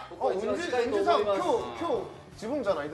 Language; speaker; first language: Japanese; non-native, learner; Korean